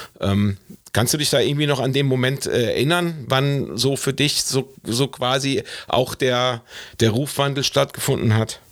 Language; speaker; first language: German; native; German